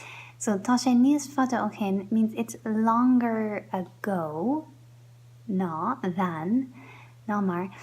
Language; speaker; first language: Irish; non-native, local second language; English